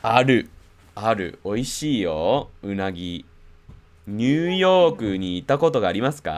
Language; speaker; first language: Japanese; non-native, fluent; English